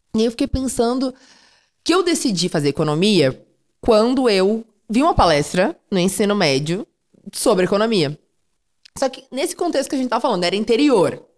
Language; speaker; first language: Portuguese; native; Portuguese